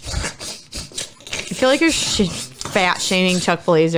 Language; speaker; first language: English; native; English